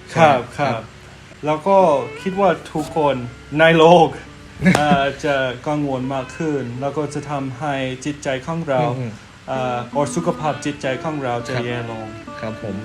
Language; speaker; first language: Thai; non-native, fluent; English